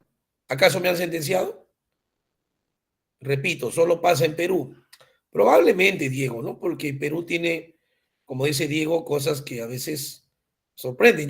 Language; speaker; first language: Spanish; native; Spanish